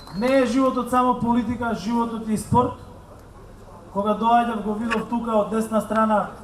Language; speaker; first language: Macedonian; native; Macedonian